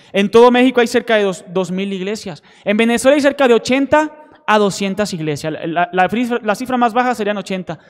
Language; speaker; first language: Spanish; native; Spanish